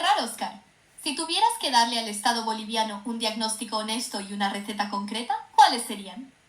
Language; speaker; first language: Spanish; native; Spanish